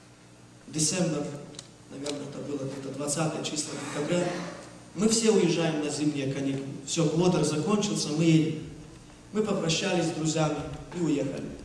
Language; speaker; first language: Russian; early bilingual, other home language; Ukrainian